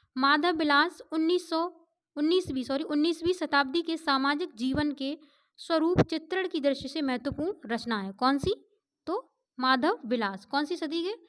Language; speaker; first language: Hindi; native; Hindi